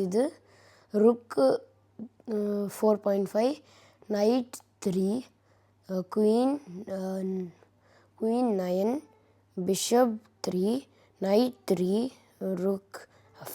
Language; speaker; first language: Tamil; early bilingual, heritage; Tamil